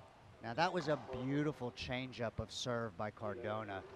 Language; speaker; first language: English; native; English